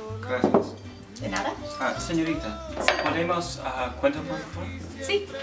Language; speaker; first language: Spanish; non-native, learner; English